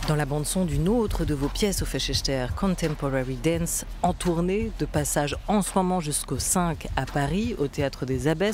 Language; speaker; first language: French; native; French